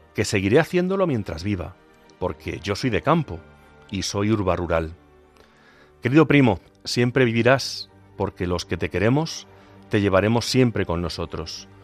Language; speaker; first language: Spanish; native; Spanish